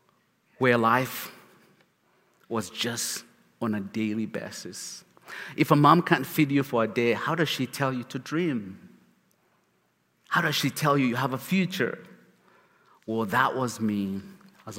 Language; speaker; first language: English; non-native, local second language; Kinyarwanda